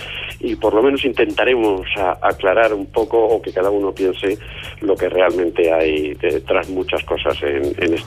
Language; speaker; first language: Spanish; native; Spanish